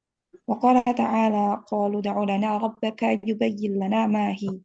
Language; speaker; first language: Arabic; non-native, learner; Indonesian